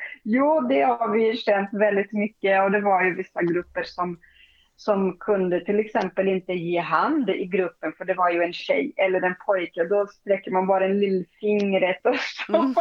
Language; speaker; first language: Swedish; non-native, fluent; Portuguese